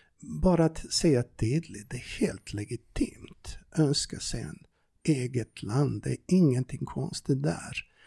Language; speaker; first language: Swedish; non-native, fluent; Serbian